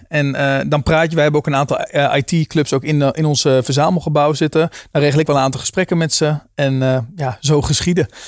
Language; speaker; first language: Dutch; native; Dutch